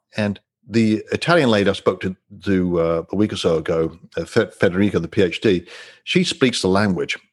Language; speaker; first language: English; native; English